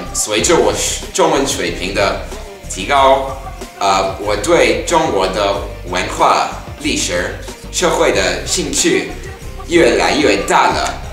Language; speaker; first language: Chinese; non-native, learner; English